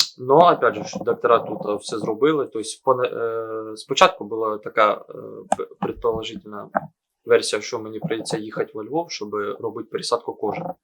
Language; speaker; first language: Ukrainian; non-native, local second language; Russian